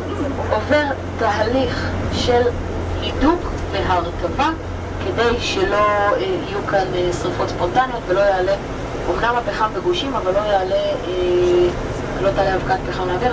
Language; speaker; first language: Hebrew; native; Hebrew